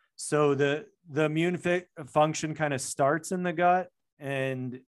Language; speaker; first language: English; native; English